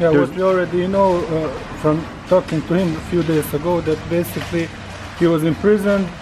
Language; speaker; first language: English; non-native, fluent; Bosnian